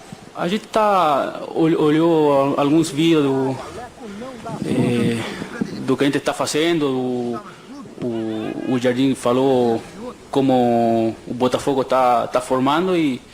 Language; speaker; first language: Portuguese; non-native, fluent; Spanish